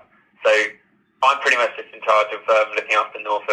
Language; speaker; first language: English; native; English